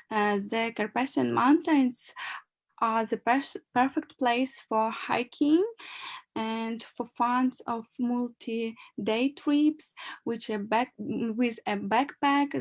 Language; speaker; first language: English; non-native, learner; Ukrainian